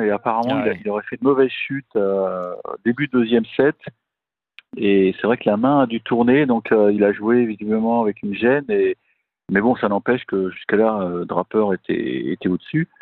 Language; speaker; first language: French; native; French